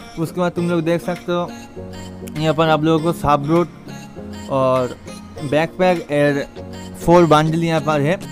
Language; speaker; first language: Hindi; non-native, local second language; Bangla